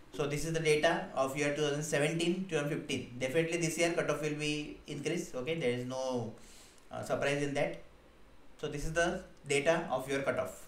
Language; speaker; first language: English; non-native, local second language; Hindi